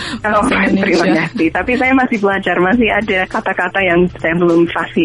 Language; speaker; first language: Indonesian; non-native, fluent; English